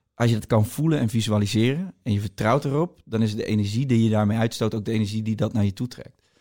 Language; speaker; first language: Dutch; native; Dutch